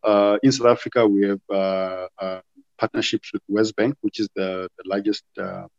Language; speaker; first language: English; non-native, local second language; Shona